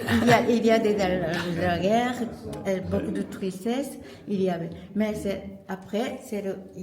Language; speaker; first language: French; non-native, learner; Japanese